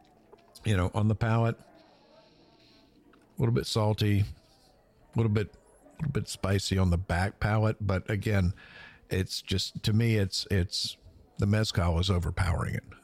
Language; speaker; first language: English; native; English